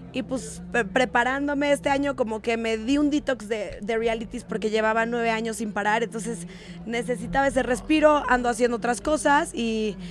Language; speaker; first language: Spanish; native; Spanish